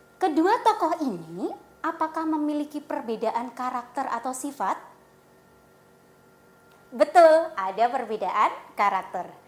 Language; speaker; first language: Indonesian; native; Indonesian